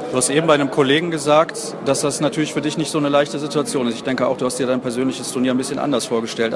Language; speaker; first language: German; native; German